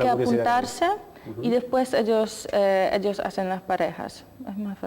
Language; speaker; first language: Spanish; non-native, learner; Polish